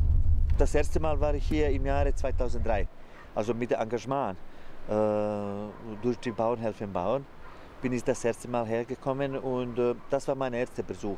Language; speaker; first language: German; non-native, fluent; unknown